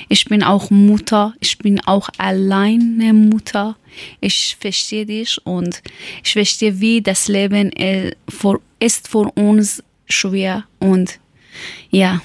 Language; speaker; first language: German; non-native, learner; Persian